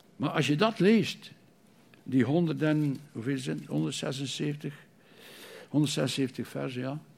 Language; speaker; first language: Dutch; native; Dutch